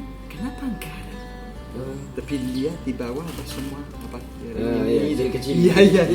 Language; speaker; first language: Indonesian; non-native, learner; English